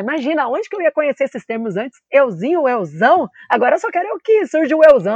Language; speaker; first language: Portuguese; native; Portuguese